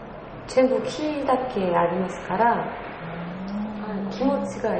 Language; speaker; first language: Japanese; non-native, learner; Korean